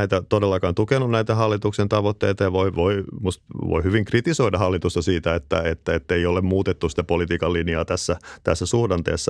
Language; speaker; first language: Finnish; native; Finnish